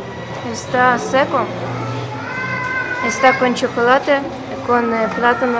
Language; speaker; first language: Spanish; non-native, fluent; Ukrainian